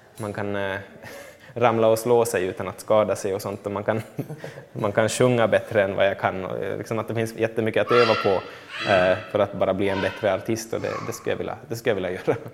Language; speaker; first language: Swedish; native; Swedish